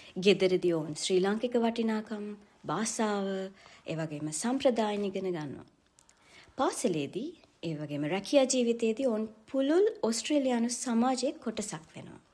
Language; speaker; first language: Sinhala; native; Sinhala